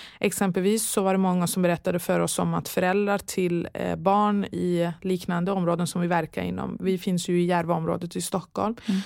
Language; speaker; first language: Swedish; early bilingual, other home language; Persian